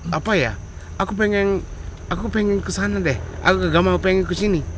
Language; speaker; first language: Indonesian; non-native, learner; Japanese